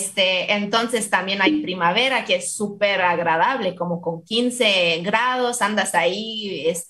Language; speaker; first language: Spanish; non-native, fluent; English